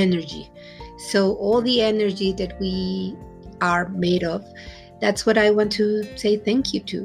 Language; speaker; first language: English; non-native, fluent; Spanish